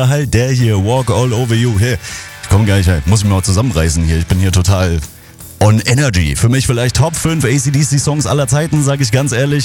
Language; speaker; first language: German; native; German